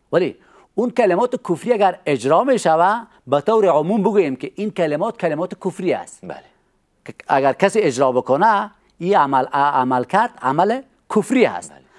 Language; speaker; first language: Persian; native; Persian